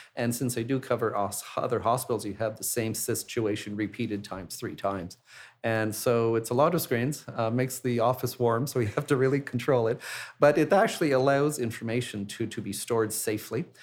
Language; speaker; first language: English; native; English